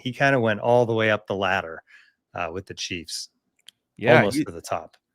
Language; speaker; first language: English; native; English